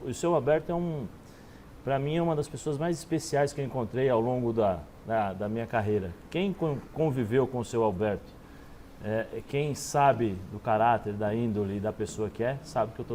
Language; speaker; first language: Portuguese; native; Portuguese